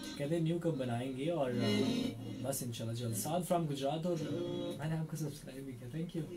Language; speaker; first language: Urdu; non-native, local second language; Punjabi